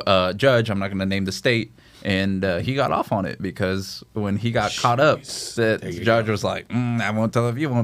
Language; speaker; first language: English; native; English